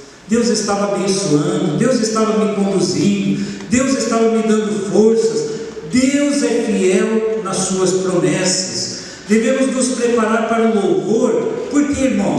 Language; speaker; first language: Portuguese; native; Portuguese